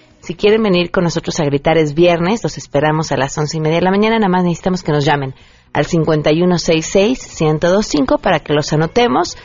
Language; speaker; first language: Spanish; native; Spanish